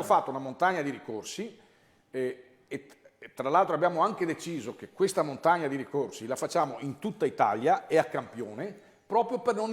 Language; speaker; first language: Italian; native; Italian